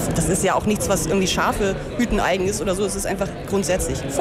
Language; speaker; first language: German; native; German